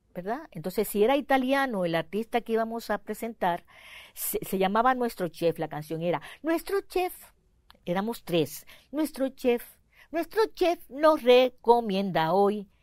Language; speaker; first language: Spanish; native; Spanish